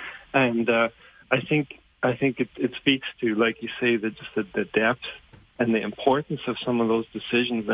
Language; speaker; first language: English; non-native, fluent; German